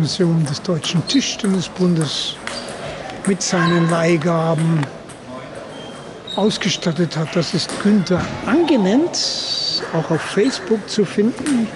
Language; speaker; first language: German; native; German